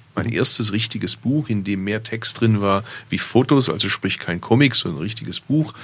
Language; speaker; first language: German; early bilingual, other home language; Turkish